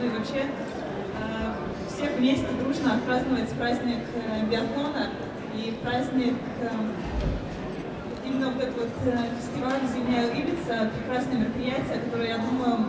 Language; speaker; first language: Russian; native; Russian